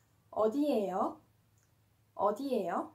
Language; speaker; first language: Korean; non-native, fluent; Chinese